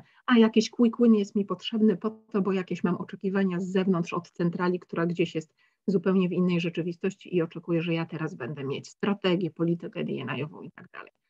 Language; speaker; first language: Polish; native; Polish